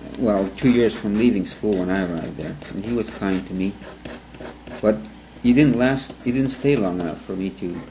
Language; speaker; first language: English; early bilingual, other home language; Ukrainian